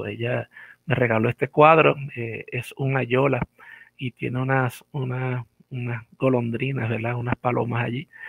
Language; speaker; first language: Spanish; native; Spanish